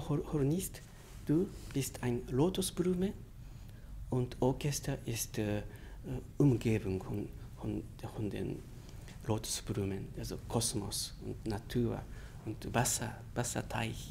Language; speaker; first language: German; non-native, fluent; Japanese